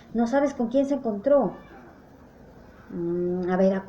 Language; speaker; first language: Spanish; native; Spanish